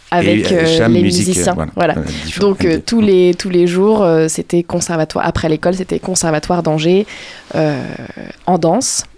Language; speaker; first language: French; native; French